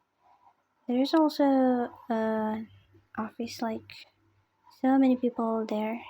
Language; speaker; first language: English; non-native, learner; Indonesian